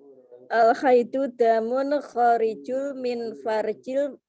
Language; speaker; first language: Arabic; non-native, learner; Indonesian